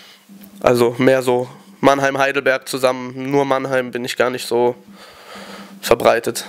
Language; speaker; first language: German; native; German